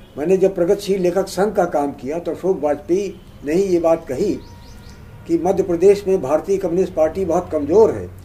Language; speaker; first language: Hindi; native; Hindi